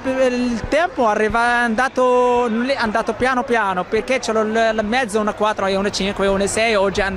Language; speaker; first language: Italian; non-native, learner; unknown